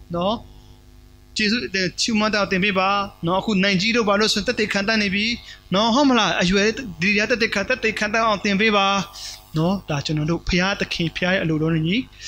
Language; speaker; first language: Burmese; non-native, local second language; S'gaw Karen